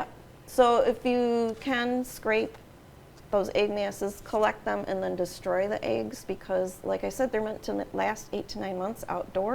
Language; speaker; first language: English; native; English